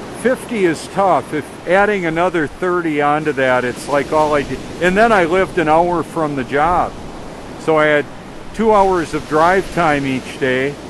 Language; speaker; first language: English; native; English